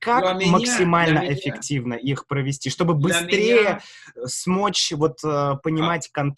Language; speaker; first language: Russian; native; Russian